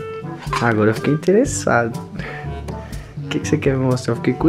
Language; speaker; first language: Portuguese; native; Portuguese